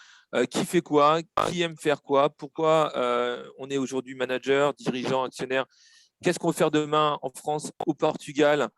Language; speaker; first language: French; native; French